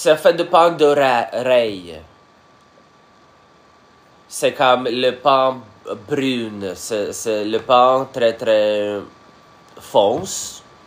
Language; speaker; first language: French; non-native, learner; Russian